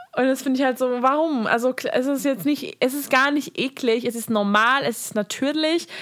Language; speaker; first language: German; non-native, fluent; Hungarian